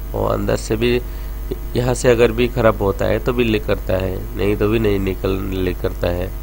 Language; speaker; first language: Hindi; non-native, local second language; Odia